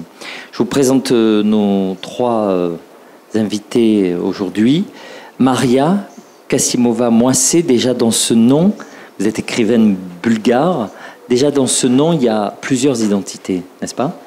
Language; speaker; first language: French; native; French